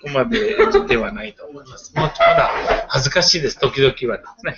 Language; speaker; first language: Japanese; non-native, fluent; Hindi